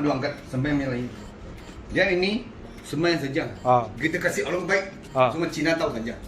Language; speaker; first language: Indonesian; non-native, local second language; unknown